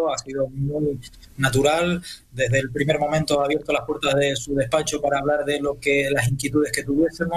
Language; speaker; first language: Spanish; native; Spanish